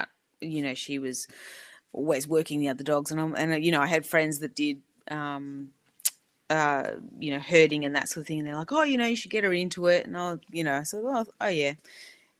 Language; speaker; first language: English; native; English